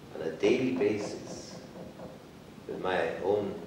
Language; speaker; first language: English; non-native, fluent; German